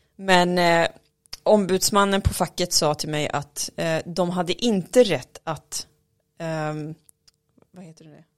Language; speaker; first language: Swedish; early bilingual, other home language; Arabic